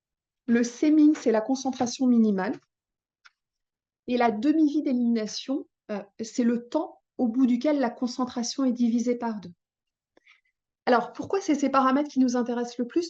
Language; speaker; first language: French; native; French